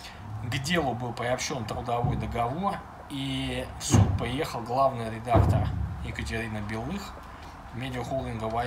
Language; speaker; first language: Russian; native; Russian